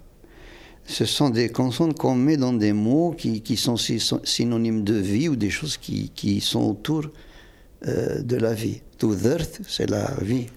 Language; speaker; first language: French; non-native, local second language; Kabyle